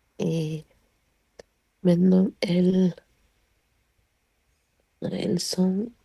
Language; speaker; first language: French; non-native, learner; Sinhala